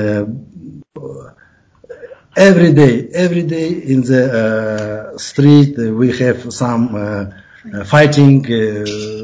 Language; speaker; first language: English; non-native, learner; Kazakh